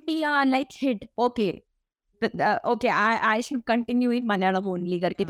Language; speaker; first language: English; non-native, local second language; Malayalam